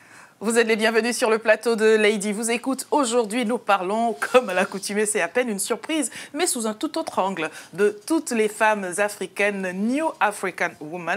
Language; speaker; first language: French; native; French